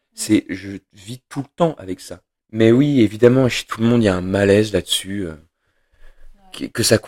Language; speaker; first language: French; native; French